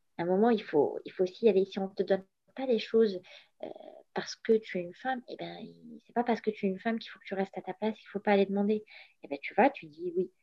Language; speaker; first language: French; non-native, local second language; Arabic